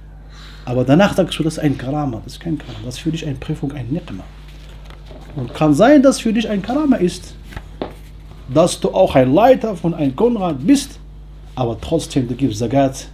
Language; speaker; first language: German; non-native, fluent; Arabic